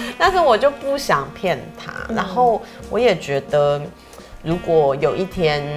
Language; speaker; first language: Chinese; native; Chinese